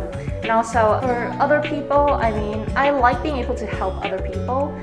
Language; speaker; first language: English; native; English